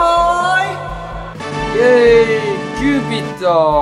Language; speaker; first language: Japanese; native; Japanese